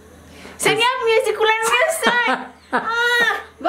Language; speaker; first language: Turkish; non-native, learner; Indonesian